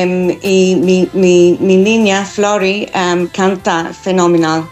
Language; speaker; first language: Spanish; non-native, fluent; English